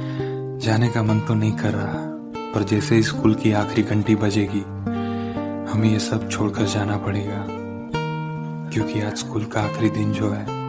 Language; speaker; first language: Hindi; native; Hindi